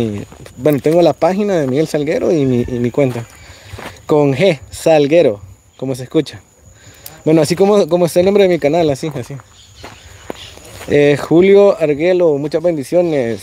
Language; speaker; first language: Spanish; native; Spanish